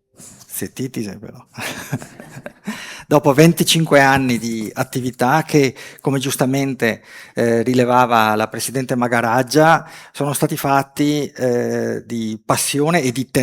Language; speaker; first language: Italian; native; Italian